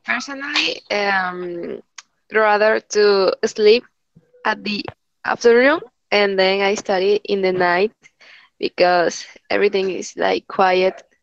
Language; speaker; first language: English; non-native, learner; Spanish